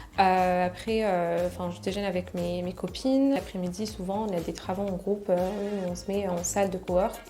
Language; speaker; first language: French; non-native, local second language; Arabic